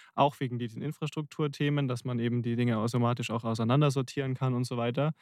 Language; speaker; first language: German; native; German